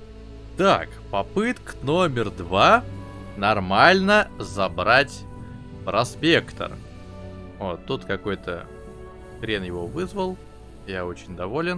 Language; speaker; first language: Russian; native; Russian